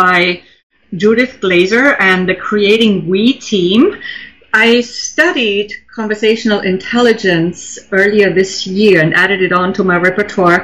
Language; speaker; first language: English; non-native, fluent; German